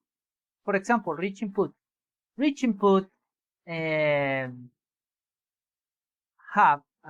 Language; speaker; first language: English; non-native, learner; Spanish